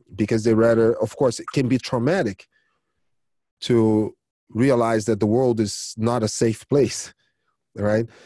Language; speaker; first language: English; early bilingual, other home language; Portuguese